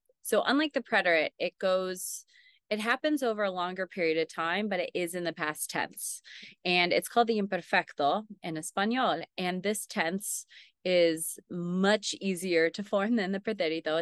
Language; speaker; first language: English; native; English